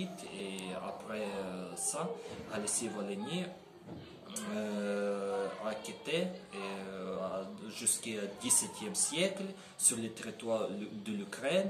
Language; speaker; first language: French; non-native, learner; Ukrainian